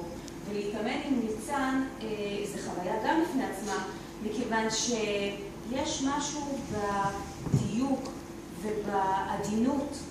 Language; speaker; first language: Hebrew; native; Hebrew